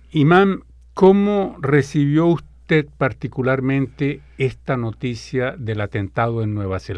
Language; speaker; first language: Spanish; native; Spanish